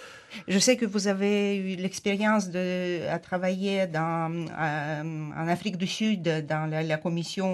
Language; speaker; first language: French; non-native, fluent; Ukrainian